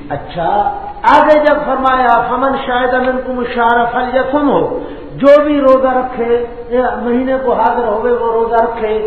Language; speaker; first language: Urdu; non-native, local second language; Punjabi